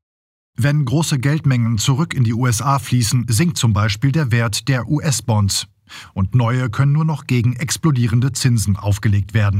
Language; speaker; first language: German; native; German